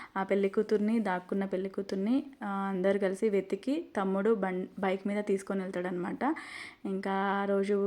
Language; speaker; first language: Telugu; non-native, local second language; Lambadi